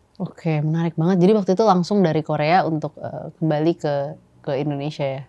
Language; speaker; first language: Indonesian; native; Indonesian